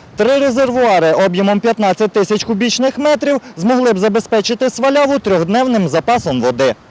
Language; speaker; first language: Ukrainian; native; Ukrainian